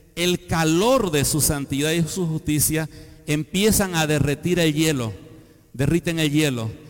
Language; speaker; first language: Spanish; native; Spanish